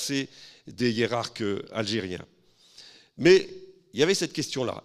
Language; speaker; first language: French; native; French